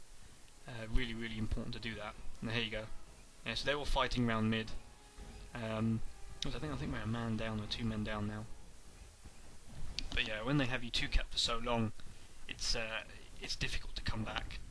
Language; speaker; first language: English; native; English